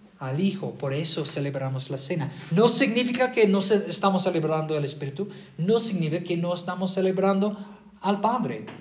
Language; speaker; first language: Spanish; non-native, fluent; English